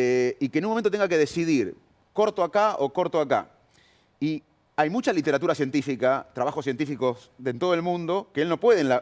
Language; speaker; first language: Spanish; native; Spanish